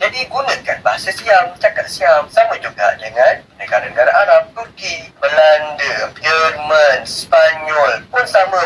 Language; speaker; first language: Malay; native; Malay